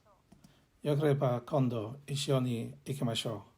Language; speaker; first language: Japanese; non-native, learner; English